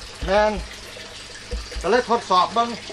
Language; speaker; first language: Thai; non-native, local second language; Northeastern Thai